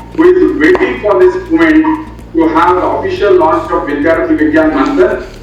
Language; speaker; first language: English; non-native, local second language; Hindi